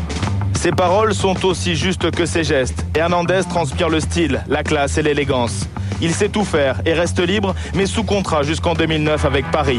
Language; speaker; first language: French; native; French